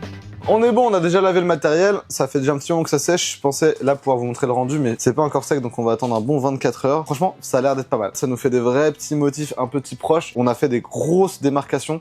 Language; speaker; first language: French; native; French